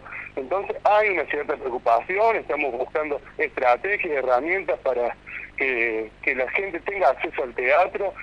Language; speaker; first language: Spanish; native; Spanish